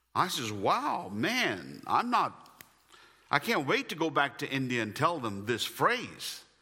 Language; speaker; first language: English; non-native, local second language; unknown